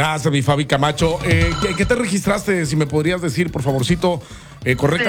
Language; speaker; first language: Spanish; native; Spanish